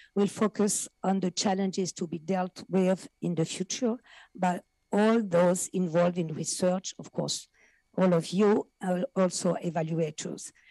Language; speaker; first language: English; non-native, fluent; French